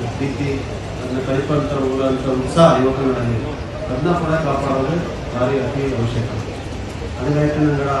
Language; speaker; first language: Kannada; non-native, local second language; Kodava